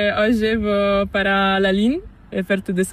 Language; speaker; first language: Spanish; non-native, learner; Italian